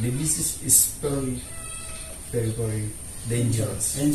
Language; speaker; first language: English; non-native, learner; Indonesian